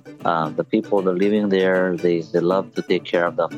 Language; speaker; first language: English; non-native, learner; Chinese